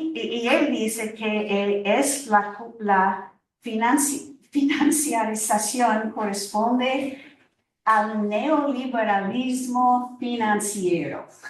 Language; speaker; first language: Spanish; non-native, fluent; English